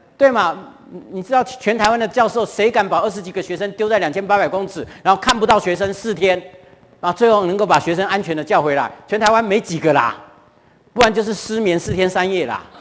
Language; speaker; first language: Chinese; non-native, local second language; Hakka Chinese